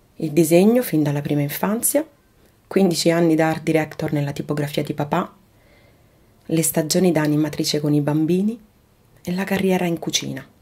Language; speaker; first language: Italian; native; Italian